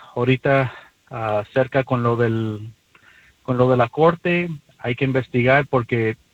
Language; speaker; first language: Spanish; early bilingual, heritage; Spanish